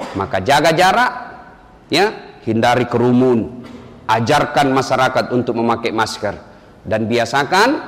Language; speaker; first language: Indonesian; native; Indonesian